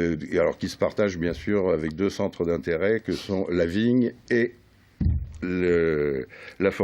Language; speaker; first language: French; native; French